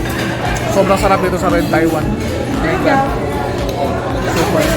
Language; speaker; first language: Filipino; non-native, local second language; Cebuano